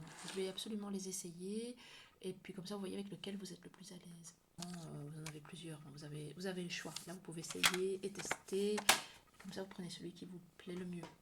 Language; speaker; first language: French; native; French